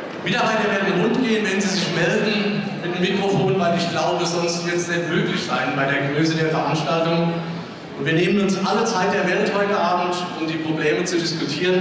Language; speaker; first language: German; native; German